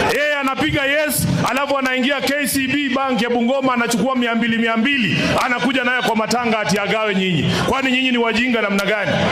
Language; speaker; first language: Swahili; native; Swahili